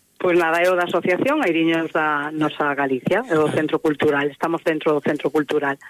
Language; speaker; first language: Galician; native; Galician